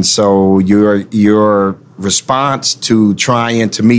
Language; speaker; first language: English; native; English